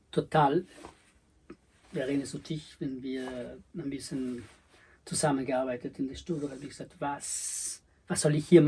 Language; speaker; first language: German; non-native, learner; Spanish